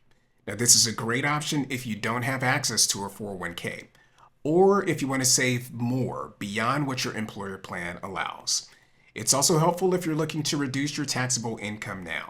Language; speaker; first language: English; native; English